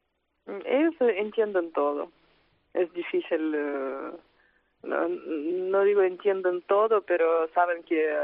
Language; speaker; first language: Spanish; non-native, fluent; Ukrainian